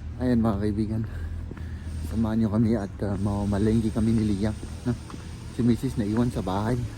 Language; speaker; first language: Filipino; native; Filipino